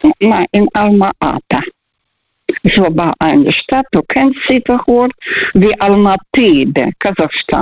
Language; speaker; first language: German; early bilingual, heritage; Russian